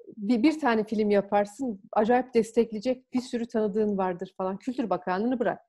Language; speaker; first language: Turkish; native; Turkish